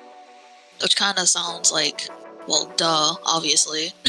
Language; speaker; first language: English; native; English